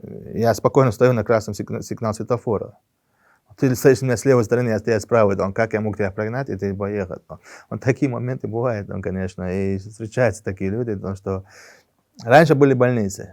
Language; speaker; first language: Russian; non-native, local second language; Chechen